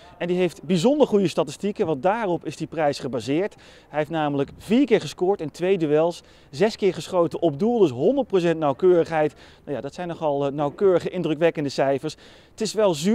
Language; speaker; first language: Dutch; native; Dutch